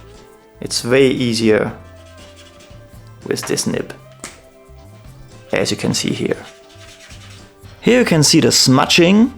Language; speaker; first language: English; non-native, fluent; German